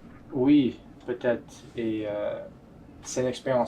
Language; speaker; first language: French; non-native, fluent; English